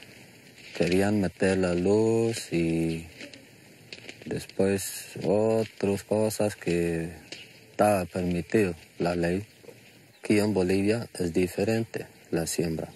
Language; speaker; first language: Spanish; non-native, local second language; Plautdietsch